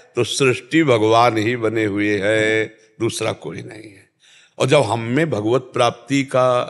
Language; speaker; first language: Hindi; native; Hindi